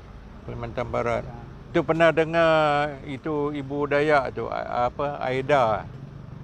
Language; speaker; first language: Malay; native; Malay